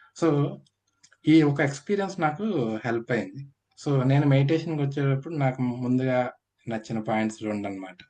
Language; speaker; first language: Telugu; native; Telugu